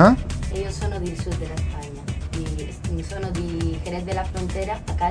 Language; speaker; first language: Italian; non-native, learner; Spanish